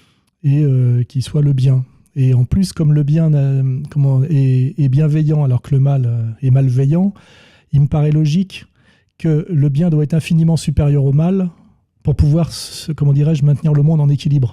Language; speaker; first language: French; native; French